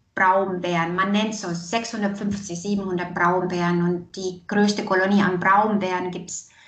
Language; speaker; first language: German; non-native, fluent; Estonian